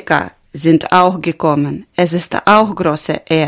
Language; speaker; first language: German; non-native, learner; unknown